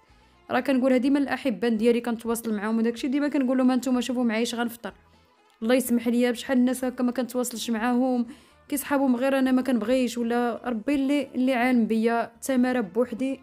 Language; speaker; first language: Arabic; native; Arabic